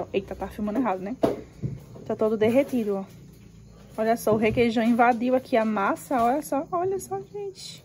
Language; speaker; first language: Portuguese; native; Portuguese